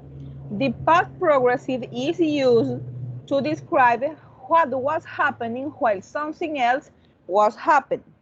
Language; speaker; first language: English; non-native, fluent; Spanish